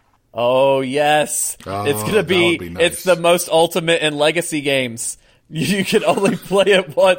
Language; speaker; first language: English; native; English